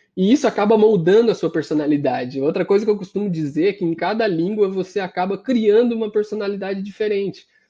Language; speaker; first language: Portuguese; native; Portuguese